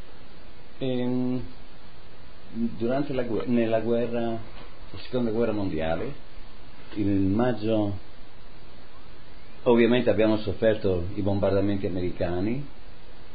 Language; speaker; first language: Italian; native; Italian